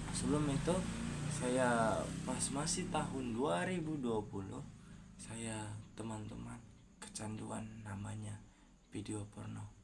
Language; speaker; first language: Indonesian; native; Indonesian